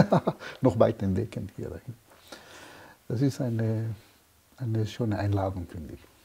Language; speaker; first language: German; non-native, fluent; Spanish